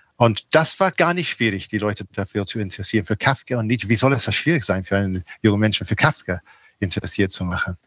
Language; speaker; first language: German; non-native, fluent; English